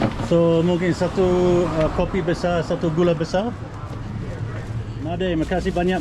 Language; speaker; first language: Indonesian; non-native, learner; English